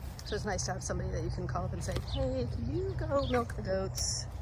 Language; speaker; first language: English; native; English